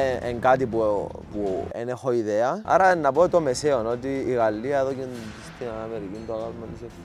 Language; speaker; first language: Greek; native; Greek